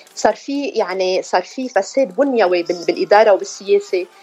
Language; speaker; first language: Arabic; native; Arabic